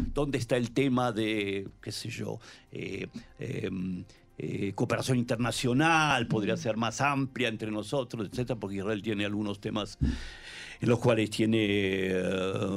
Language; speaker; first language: Spanish; native; Spanish